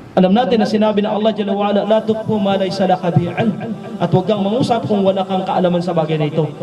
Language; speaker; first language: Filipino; non-native, local second language; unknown